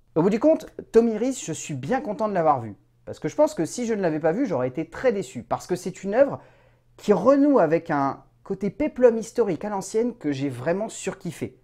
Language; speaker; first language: French; native; French